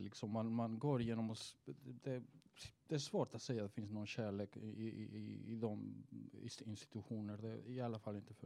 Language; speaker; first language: Swedish; non-native, fluent; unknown